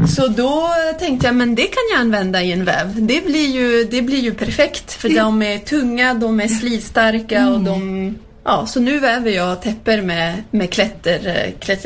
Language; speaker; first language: Swedish; early bilingual, heritage; Swedish